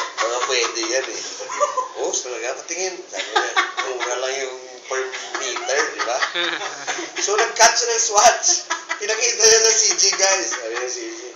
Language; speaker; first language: Filipino; non-native, local second language; Hiligaynon